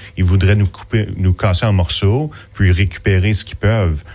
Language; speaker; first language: French; native; French